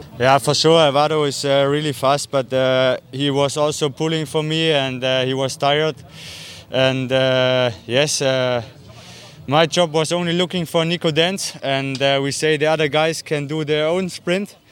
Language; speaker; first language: English; non-native, fluent; German